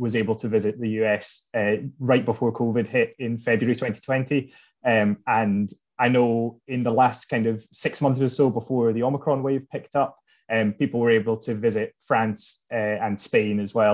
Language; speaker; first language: English; native; English